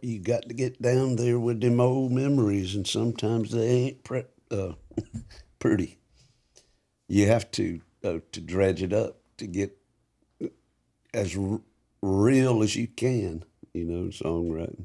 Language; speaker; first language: English; native; English